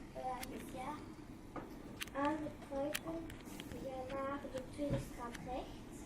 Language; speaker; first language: Dutch; non-native, learner; French